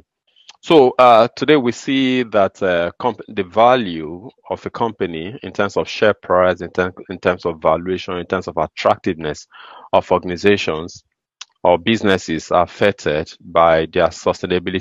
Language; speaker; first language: English; non-native, local second language; Igbo